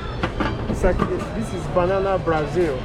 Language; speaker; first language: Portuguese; non-native, learner; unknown